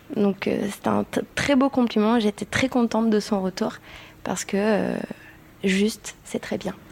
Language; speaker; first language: French; non-native, fluent; Spanish